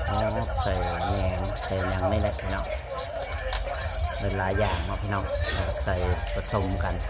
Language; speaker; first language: Thai; non-native, local second language; Northeastern Thai